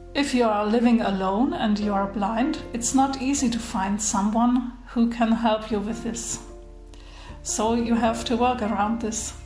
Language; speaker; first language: English; non-native, fluent; German